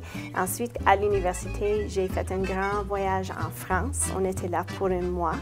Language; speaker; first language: French; non-native, local second language; English